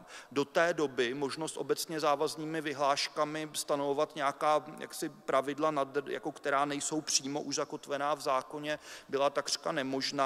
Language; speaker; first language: Czech; native; Czech